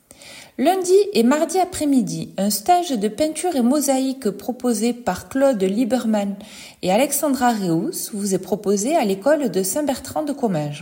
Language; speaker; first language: French; native; French